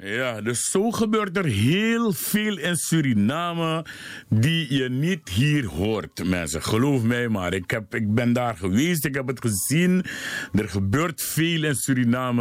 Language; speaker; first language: Dutch; native; Dutch